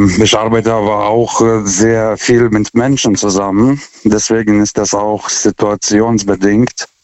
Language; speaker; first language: German; non-native, fluent; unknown